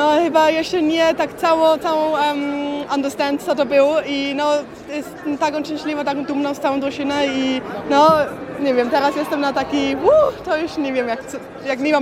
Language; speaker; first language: Polish; early bilingual, heritage; Polish